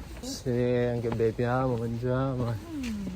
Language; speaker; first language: Italian; non-native, learner; Korean